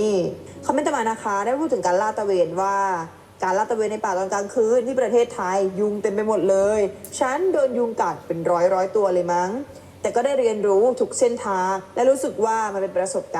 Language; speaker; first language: Thai; native; Thai